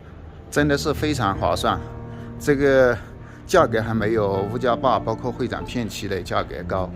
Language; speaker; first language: Chinese; native; Chinese